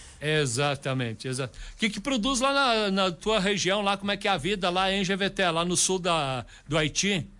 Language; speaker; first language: Portuguese; native; Portuguese